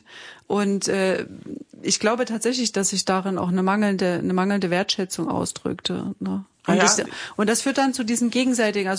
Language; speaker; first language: German; native; German